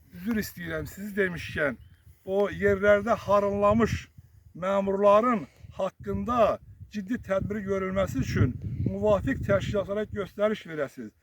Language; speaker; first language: Azerbaijani; native; Azerbaijani